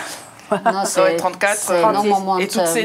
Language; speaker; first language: French; native; French